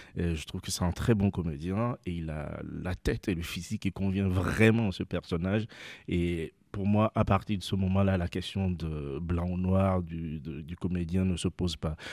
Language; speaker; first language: French; non-native, local second language; Ewe